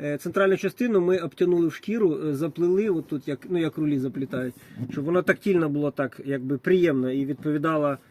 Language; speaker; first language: Ukrainian; non-native, local second language; Russian